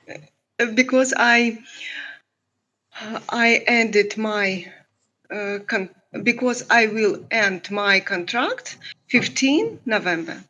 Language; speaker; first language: English; non-native, learner; Russian